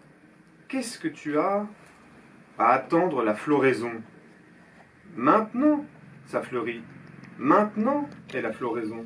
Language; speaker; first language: French; native; French